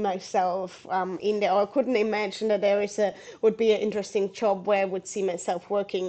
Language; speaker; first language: English; non-native, fluent; German